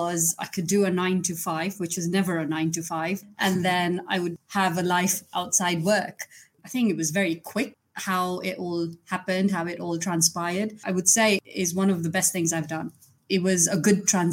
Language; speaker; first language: English; non-native, local second language; Gujarati